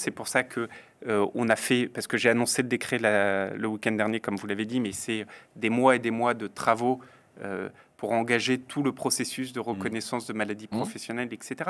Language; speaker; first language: French; native; French